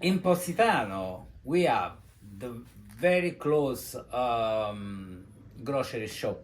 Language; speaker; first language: English; non-native, learner; Italian